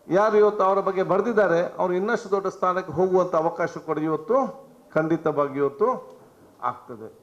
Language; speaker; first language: Kannada; non-native, local second language; Badaga